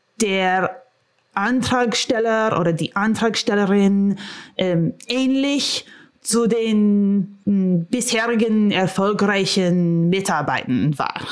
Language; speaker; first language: German; non-native, fluent; English